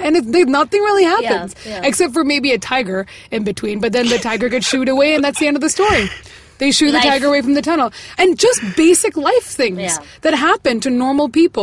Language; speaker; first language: English; non-native, local second language; Malayalam